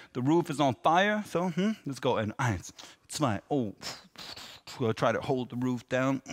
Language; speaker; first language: German; non-native, fluent; English